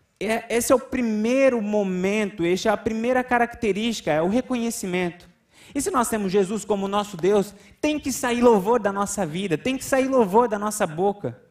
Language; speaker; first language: Portuguese; native; Portuguese